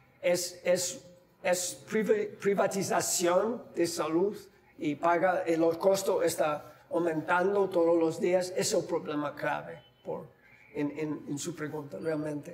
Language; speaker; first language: Spanish; non-native, fluent; English